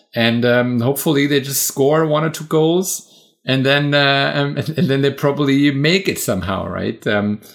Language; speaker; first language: English; non-native, fluent; German